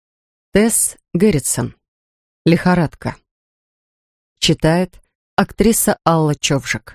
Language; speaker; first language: Russian; native; Russian